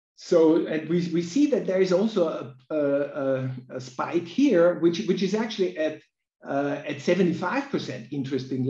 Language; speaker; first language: English; non-native, fluent; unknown